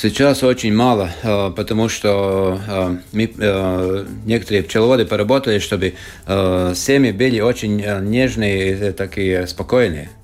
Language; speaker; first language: Russian; non-native, local second language; Latvian